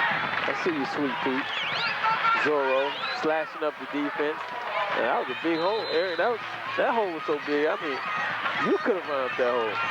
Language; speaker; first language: English; native; English